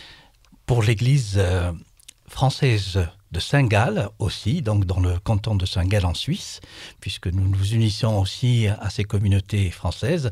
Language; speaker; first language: French; native; French